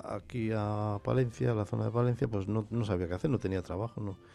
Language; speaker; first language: Spanish; native; Spanish